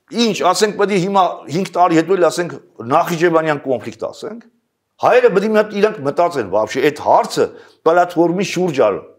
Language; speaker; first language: Armenian; native; Armenian